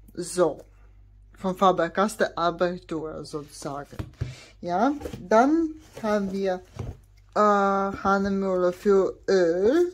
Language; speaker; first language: German; non-native, fluent; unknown